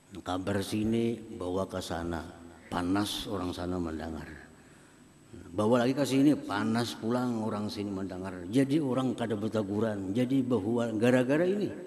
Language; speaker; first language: Indonesian; non-native, local second language; Banjar